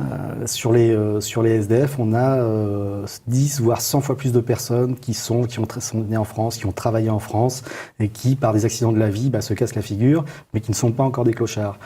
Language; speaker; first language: French; native; French